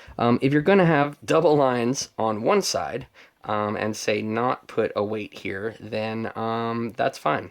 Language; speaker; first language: English; native; English